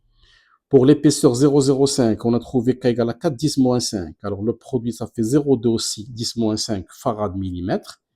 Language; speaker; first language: French; non-native, local second language; Arabic